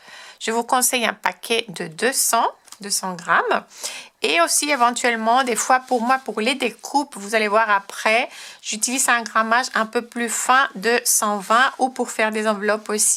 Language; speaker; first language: French; non-native, fluent; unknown